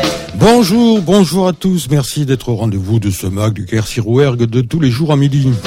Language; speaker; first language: French; native; French